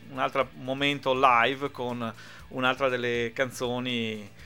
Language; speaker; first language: Italian; native; Italian